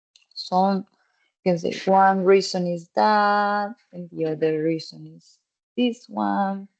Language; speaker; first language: English; non-native, fluent; Spanish